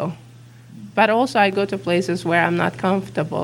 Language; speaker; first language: English; non-native, fluent; Uzbek